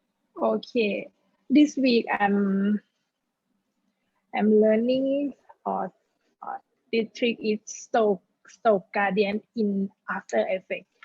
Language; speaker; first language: English; non-native, learner; Thai